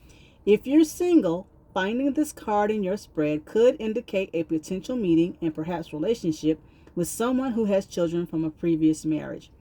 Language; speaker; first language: English; native; English